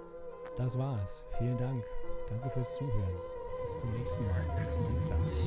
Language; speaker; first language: German; native; German